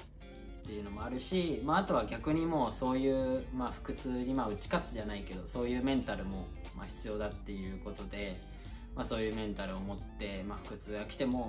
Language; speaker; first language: Japanese; native; Japanese